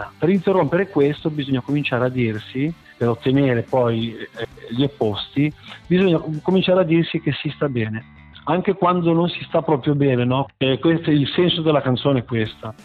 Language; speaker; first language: Italian; native; Italian